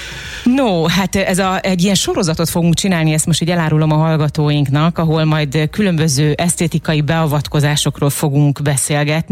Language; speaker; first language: Hungarian; native; Hungarian